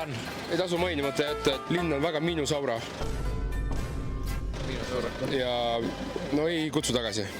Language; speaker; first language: Estonian; native; Estonian